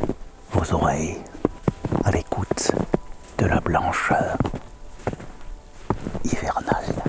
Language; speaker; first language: French; native; French